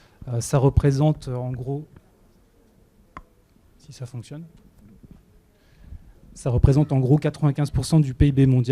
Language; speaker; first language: French; native; French